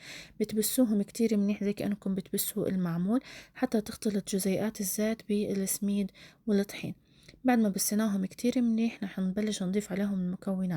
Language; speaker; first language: Arabic; native; Arabic